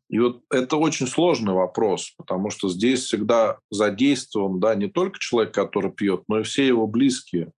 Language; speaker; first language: Russian; native; Russian